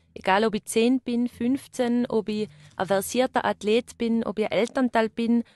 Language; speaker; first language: German; native; German